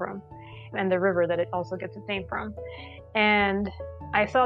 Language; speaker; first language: English; non-native, local second language; Sinhala